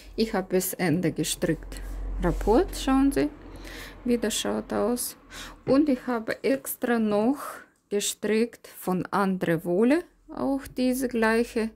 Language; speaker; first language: German; non-native, learner; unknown